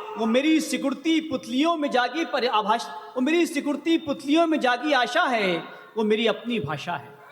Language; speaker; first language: Hindi; native; Hindi